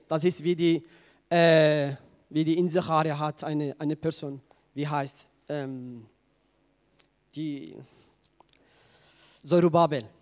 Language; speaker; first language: German; non-native, learner; Tigrinya